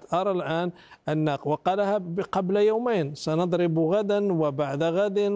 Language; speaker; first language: Arabic; native; Arabic